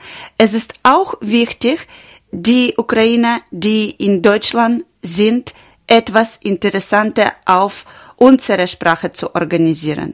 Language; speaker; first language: German; non-native, learner; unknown